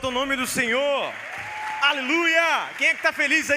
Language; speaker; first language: Portuguese; native; Portuguese